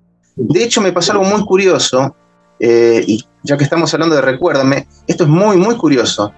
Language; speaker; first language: Spanish; native; Spanish